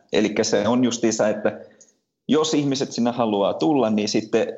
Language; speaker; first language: Finnish; early bilingual, heritage; Finnish